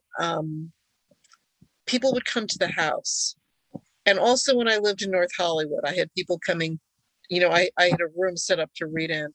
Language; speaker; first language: English; early bilingual, other home language; Hungarian